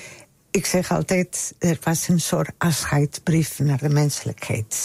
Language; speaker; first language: Dutch; non-native, fluent; Spanish